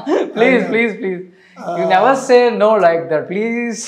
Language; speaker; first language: Telugu; native; Telugu